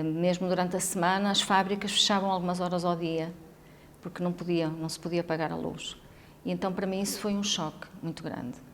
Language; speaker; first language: Portuguese; early bilingual, heritage; Portuguese